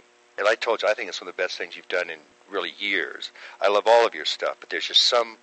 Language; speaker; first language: English; native; English